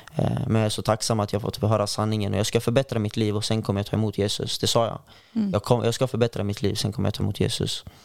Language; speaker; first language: Swedish; native; Swedish